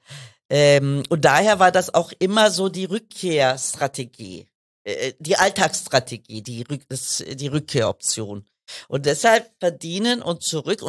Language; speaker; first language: German; early bilingual, other home language; Kurdish